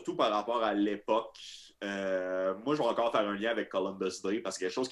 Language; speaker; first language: French; native; French